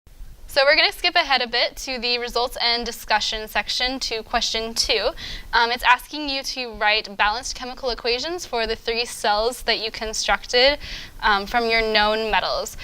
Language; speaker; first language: English; native; English